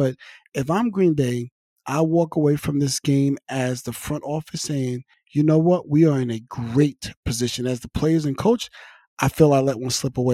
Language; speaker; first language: English; native; English